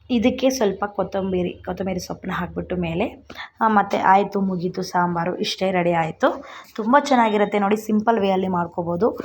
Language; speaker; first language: Kannada; native; Kannada